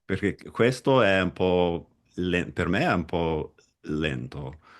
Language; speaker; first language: Italian; non-native, fluent; English